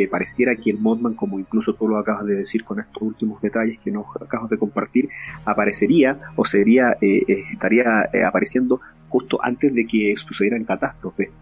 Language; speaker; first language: Spanish; native; Spanish